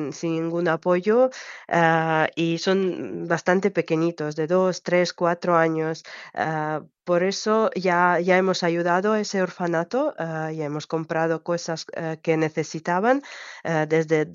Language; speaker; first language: Spanish; non-native, fluent; Ukrainian